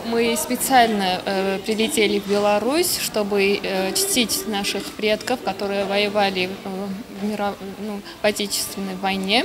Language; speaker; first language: Russian; non-native, fluent; Armenian